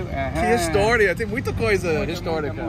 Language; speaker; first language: Portuguese; non-native, learner; English